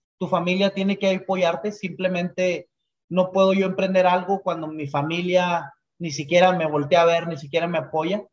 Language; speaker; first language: Spanish; native; Spanish